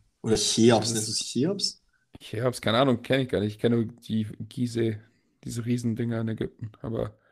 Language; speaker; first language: German; native; German